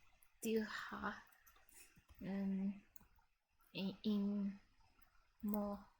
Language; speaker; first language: Danish; non-native, learner; English